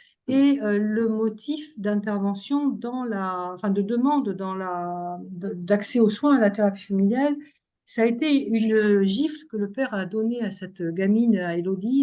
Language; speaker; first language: French; native; French